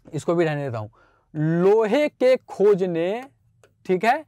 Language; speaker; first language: Hindi; native; Hindi